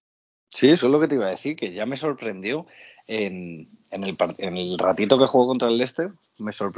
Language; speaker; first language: Spanish; native; Spanish